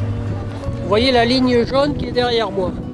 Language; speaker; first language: French; native; French